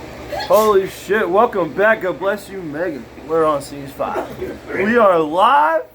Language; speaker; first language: English; native; English